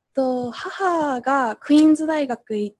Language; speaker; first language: Japanese; early bilingual, heritage; Japanese